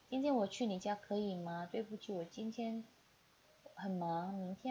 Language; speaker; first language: Chinese; non-native, fluent; Indonesian